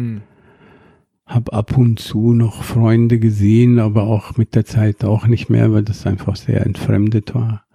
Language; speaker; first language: German; non-native, fluent; Arabic